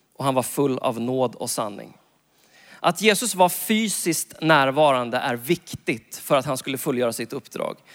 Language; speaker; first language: Swedish; native; Swedish